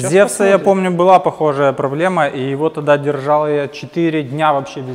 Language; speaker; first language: Russian; native; Russian